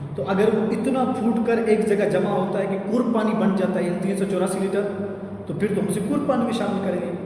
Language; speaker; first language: Urdu; non-native, local second language; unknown